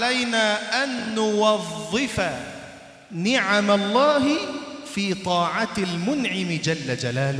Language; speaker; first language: Arabic; native; Arabic